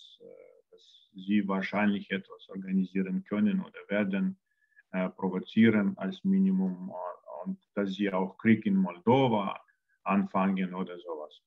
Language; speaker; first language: German; non-native, learner; Russian